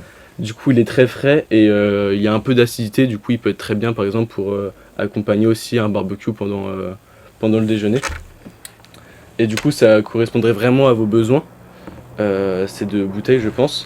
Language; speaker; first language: French; native; French